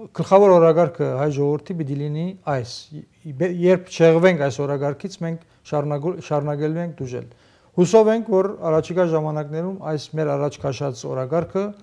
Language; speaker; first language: Armenian; early bilingual, heritage; Armenian